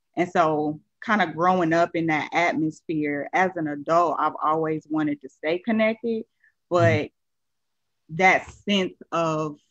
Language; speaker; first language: English; native; English